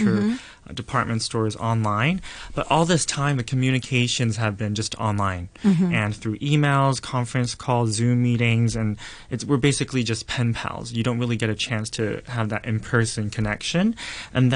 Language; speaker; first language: English; native; English